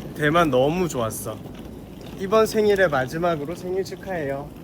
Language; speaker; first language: Korean; native; Korean